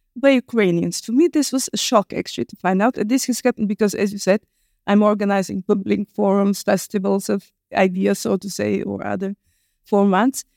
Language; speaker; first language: English; non-native, fluent; Bulgarian